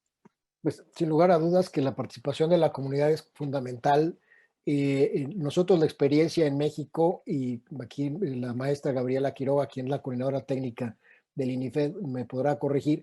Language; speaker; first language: Spanish; native; Spanish